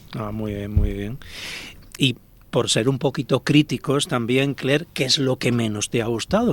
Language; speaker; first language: Spanish; native; Spanish